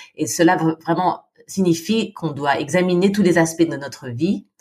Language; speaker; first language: French; non-native, fluent; Filipino